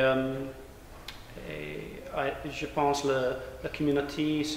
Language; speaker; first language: French; non-native, learner; English